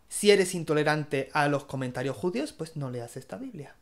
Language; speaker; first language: Spanish; native; Spanish